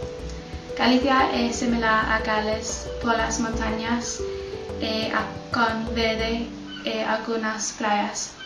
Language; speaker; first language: Galician; non-native, learner; English